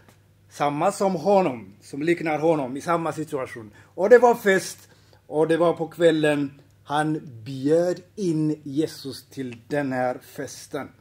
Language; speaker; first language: Swedish; non-native, fluent; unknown